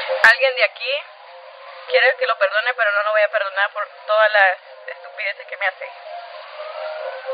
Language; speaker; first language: Spanish; native; Spanish